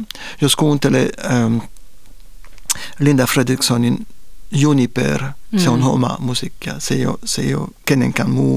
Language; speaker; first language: Finnish; non-native, fluent; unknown